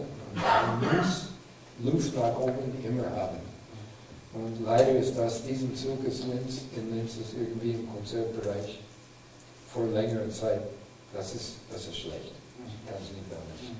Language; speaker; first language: German; non-native, fluent; English